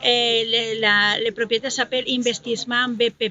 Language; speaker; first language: French; non-native, fluent; Spanish